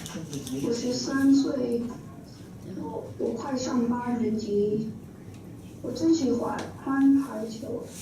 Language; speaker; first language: Chinese; early bilingual, heritage; Chinese